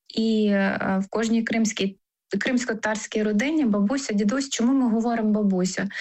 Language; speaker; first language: Ukrainian; non-native, local second language; Crimean Tatar